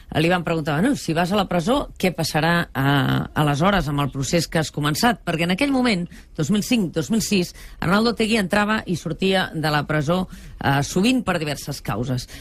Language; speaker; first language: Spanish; non-native, local second language; Catalan